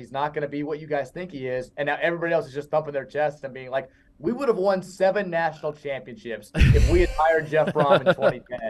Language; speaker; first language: English; native; English